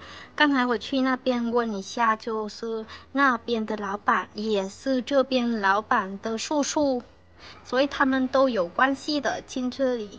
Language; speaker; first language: Chinese; non-native, fluent; Vietnamese